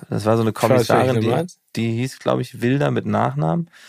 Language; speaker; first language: German; native; German